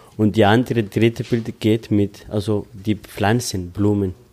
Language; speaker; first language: German; non-native, learner; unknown